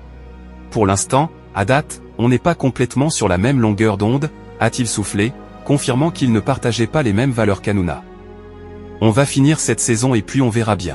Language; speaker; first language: French; native; French